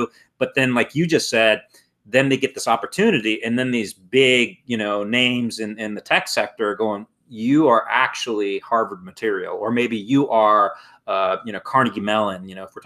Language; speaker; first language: English; native; English